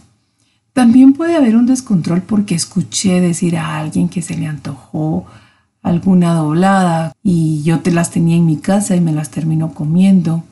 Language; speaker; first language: Spanish; native; Spanish